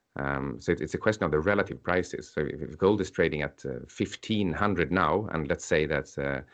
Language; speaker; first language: English; non-native, fluent; Swedish